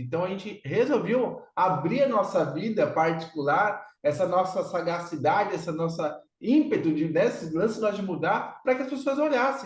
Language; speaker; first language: Portuguese; native; Portuguese